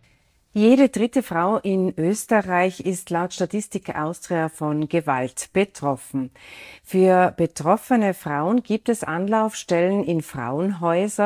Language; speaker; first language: German; native; German